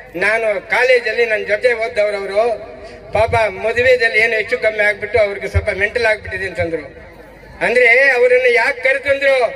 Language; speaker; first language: Kannada; non-native, local second language; Telugu